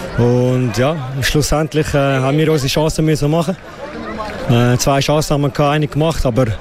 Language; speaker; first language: German; native; German